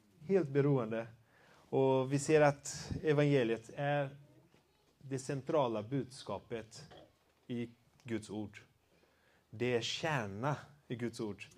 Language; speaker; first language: Swedish; non-native, fluent; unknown